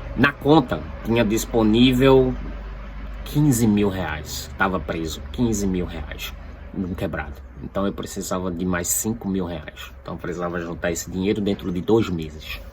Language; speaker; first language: Portuguese; native; Portuguese